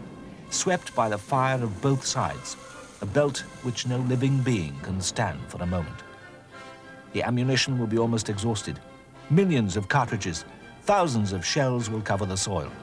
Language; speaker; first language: English; native; English